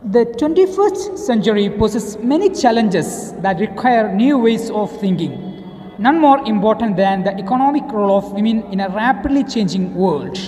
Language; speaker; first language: English; non-native, local second language; Malayalam